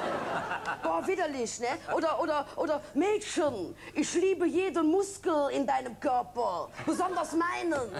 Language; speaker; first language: German; native; German